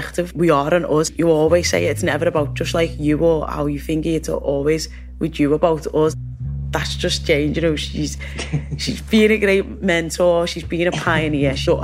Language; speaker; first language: English; native; English